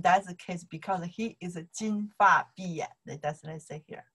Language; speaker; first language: English; non-native, learner; Chinese